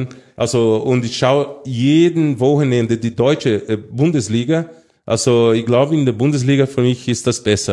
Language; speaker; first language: German; non-native, fluent; Portuguese